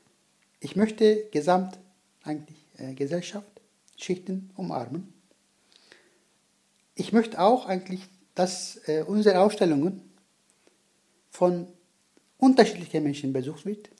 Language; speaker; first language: German; non-native, learner; Turkish